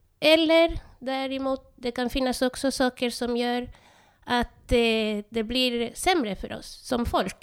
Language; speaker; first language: Swedish; non-native, fluent; Spanish